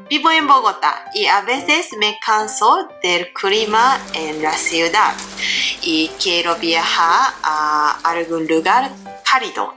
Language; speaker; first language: Spanish; non-native, learner; Japanese